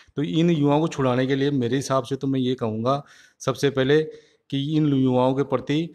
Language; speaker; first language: Hindi; native; Hindi